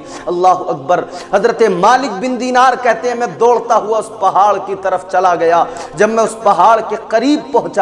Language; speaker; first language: Urdu; native; Urdu